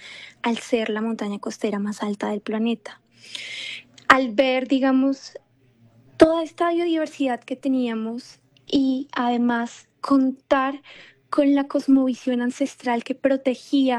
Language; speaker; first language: Spanish; native; Spanish